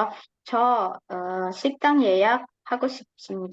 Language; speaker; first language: Korean; non-native, fluent; Indonesian